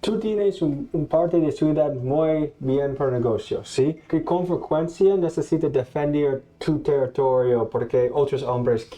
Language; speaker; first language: Spanish; non-native, learner; English